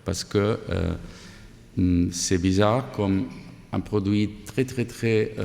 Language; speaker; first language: French; non-native, fluent; Catalan